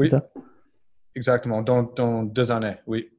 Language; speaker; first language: French; non-native, learner; English